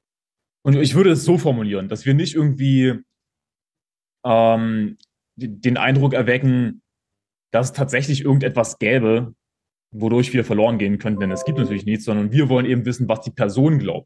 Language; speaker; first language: German; native; German